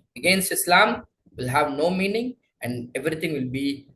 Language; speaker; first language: English; non-native, local second language; Tamil